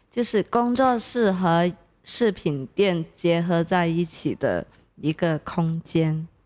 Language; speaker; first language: Chinese; non-native, local second language; Cantonese